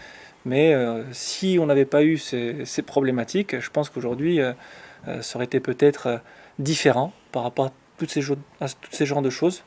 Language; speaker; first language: French; native; French